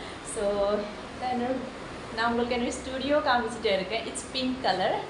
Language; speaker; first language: Tamil; non-native, fluent; Assamese